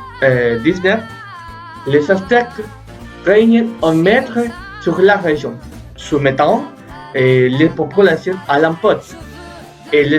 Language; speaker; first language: French; non-native, learner; Spanish